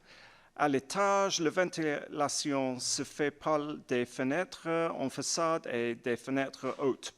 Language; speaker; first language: French; non-native, learner; English